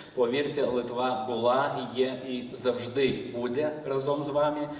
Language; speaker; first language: Ukrainian; non-native, learner; Lithuanian